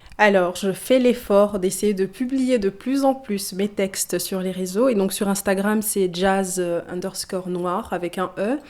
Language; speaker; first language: French; early bilingual, other home language; Swahili